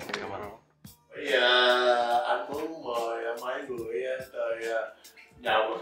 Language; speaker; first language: Vietnamese; early bilingual, heritage; English